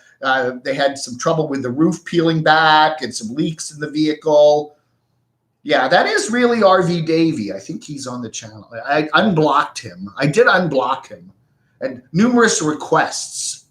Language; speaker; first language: English; native; English